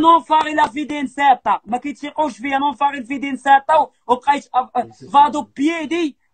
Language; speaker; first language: Italian; non-native, learner; Arabic